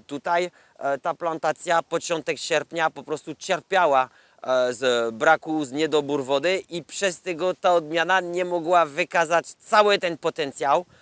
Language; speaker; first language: Polish; non-native, learner; French